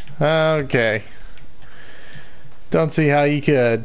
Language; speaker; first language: English; native; English